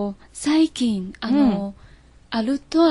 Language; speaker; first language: Japanese; non-native, learner; Chinese